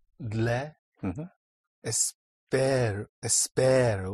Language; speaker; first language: Spanish; non-native, learner; English